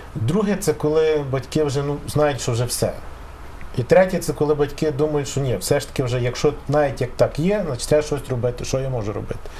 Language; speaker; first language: Ukrainian; native; Ukrainian